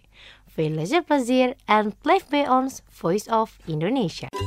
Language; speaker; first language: Dutch; non-native, fluent; Indonesian